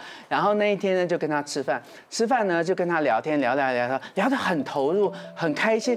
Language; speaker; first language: Chinese; native; Chinese